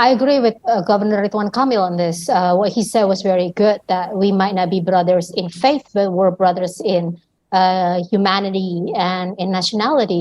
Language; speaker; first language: English; non-native, fluent; Indonesian